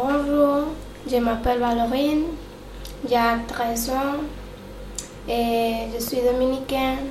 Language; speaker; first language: French; non-native, learner; Spanish